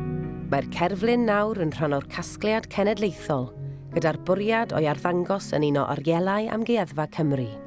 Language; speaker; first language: Welsh; native; Welsh